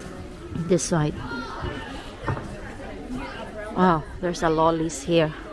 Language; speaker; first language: English; non-native, learner; Filipino